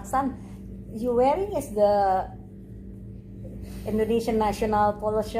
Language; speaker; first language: English; non-native, learner; Indonesian